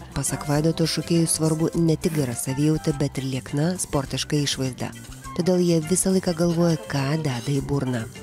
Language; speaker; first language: Lithuanian; native; Lithuanian